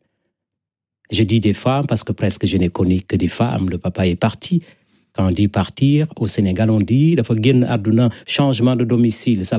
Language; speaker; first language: French; non-native, local second language; Wolof